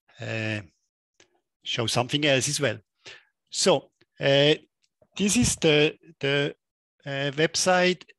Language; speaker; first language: English; non-native, fluent; German